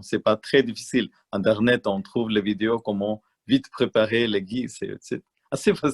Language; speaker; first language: French; non-native, learner; Malayalam